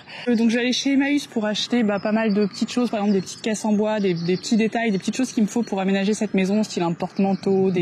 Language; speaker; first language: French; native; French